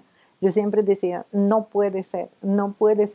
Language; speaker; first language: Spanish; non-native, fluent; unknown